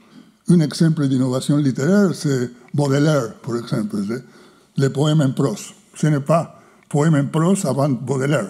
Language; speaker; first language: French; non-native, fluent; Spanish